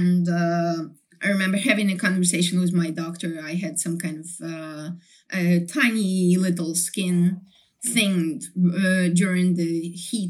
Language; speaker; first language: English; non-native, fluent; Ukrainian